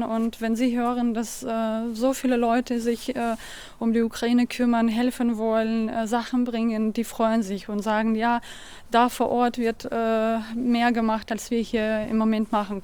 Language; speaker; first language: German; non-native, fluent; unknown